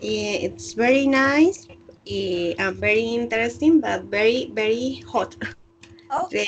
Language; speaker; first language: English; non-native, learner; Spanish